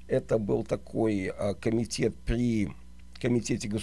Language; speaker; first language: Russian; native; Russian